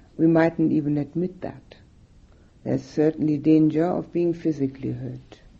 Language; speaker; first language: English; non-native, fluent; German